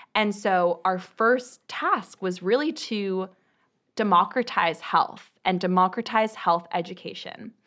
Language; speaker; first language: English; native; English